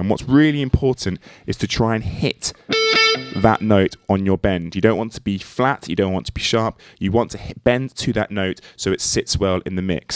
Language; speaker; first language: English; native; English